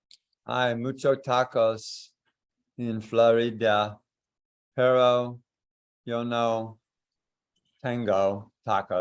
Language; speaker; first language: Spanish; non-native, learner; English